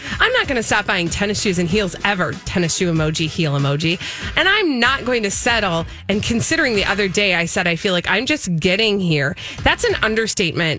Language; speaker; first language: English; native; English